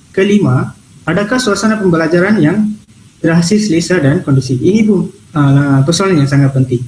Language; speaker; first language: Malay; non-native, local second language; Tamil